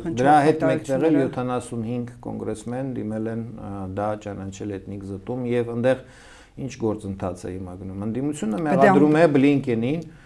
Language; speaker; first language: Armenian; native; Armenian